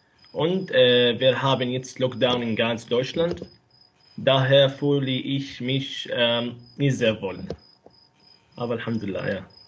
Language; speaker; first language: German; non-native, learner; Arabic